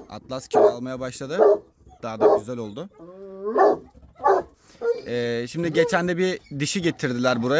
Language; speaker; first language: Turkish; native; Turkish